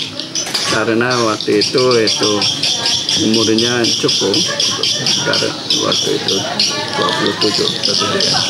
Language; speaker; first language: Indonesian; non-native, learner; Korean